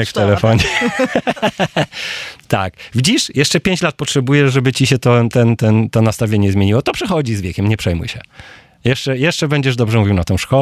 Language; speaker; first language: Polish; native; Polish